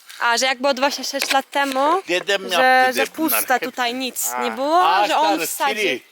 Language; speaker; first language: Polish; non-native, learner; Turkish